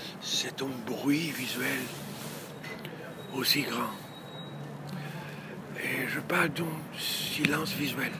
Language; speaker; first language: French; non-native, learner; Portuguese